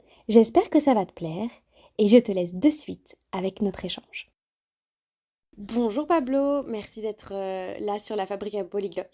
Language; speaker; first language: French; native; French